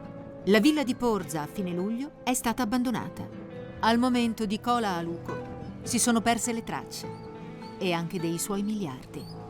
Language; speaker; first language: Italian; native; Italian